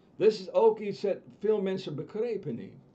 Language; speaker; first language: Dutch; non-native, fluent; English